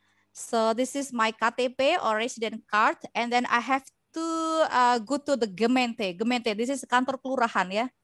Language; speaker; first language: English; non-native, learner; Indonesian